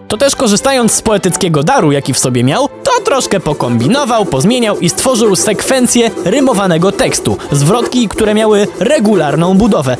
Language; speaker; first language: Polish; native; Polish